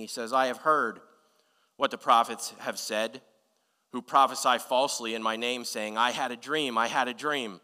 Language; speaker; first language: English; native; English